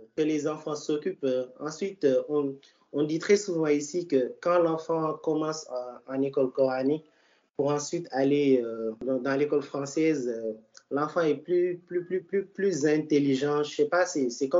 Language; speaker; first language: French; non-native, local second language; Wolof